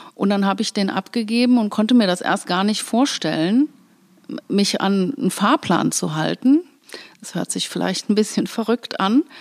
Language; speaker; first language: German; native; German